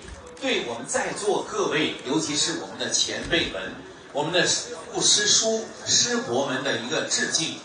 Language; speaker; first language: Chinese; native; Chinese